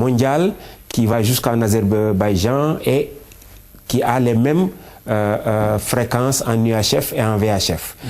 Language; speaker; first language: French; non-native, local second language; Wolof